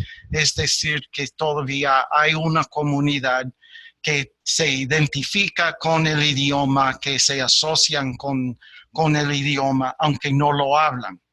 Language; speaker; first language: Spanish; non-native, fluent; English